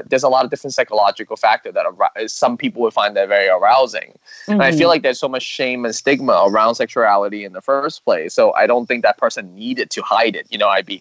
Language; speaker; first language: English; non-native, local second language; Cantonese